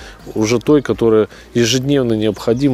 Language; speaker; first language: Russian; native; Russian